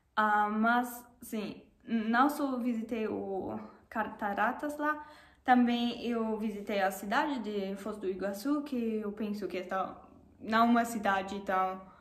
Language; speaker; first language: Portuguese; non-native, learner; German